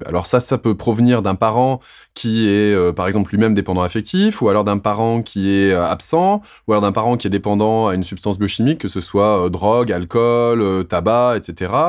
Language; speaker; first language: French; native; French